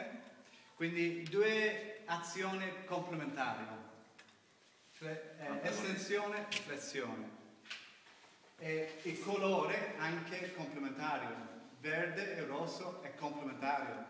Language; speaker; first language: Italian; non-native, learner; English